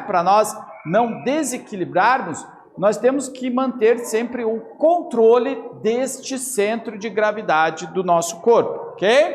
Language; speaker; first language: Portuguese; native; Portuguese